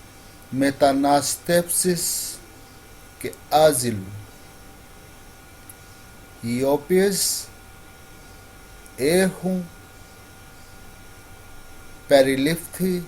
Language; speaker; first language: Greek; non-native, learner; Urdu